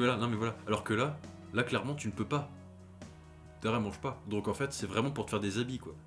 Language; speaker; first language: French; native; French